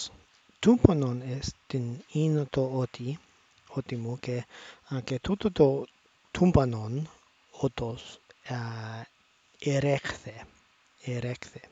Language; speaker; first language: Greek; non-native, learner; English